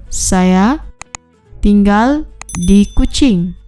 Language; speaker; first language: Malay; non-native, fluent; Urdu